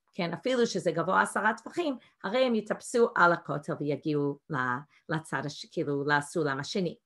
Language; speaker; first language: Hebrew; non-native, fluent; English